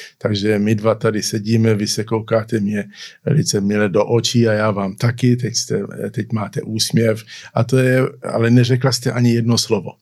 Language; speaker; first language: Czech; early bilingual, heritage; Czech